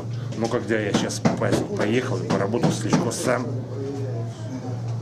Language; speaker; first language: Russian; native; Russian